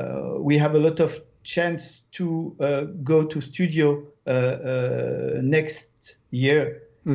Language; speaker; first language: English; non-native, learner; French